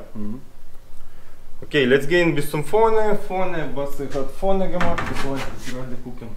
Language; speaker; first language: German; non-native, learner; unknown